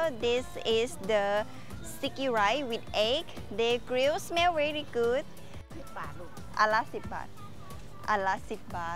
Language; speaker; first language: English; non-native, learner; Thai